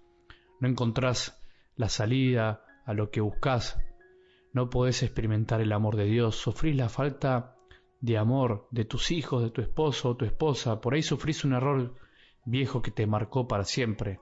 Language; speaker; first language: Spanish; native; Spanish